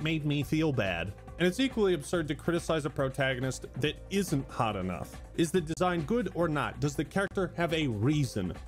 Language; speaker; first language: English; native; English